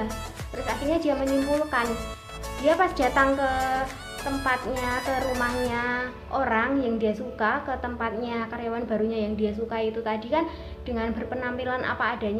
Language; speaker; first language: Indonesian; native; Indonesian